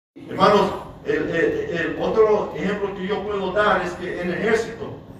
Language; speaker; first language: Spanish; early bilingual, heritage; English